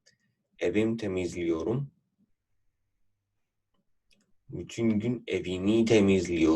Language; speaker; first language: Turkish; non-native, fluent; Urdu